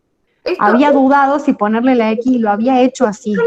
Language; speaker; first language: Spanish; native; Spanish